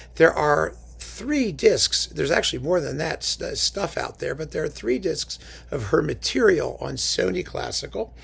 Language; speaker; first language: English; native; English